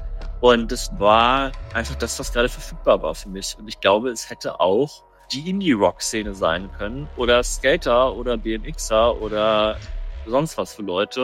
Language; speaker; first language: German; native; German